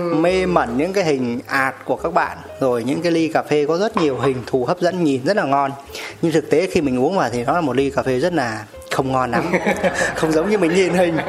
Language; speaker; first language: Vietnamese; native; Vietnamese